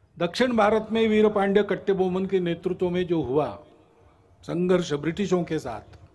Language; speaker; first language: Hindi; non-native, local second language; Marathi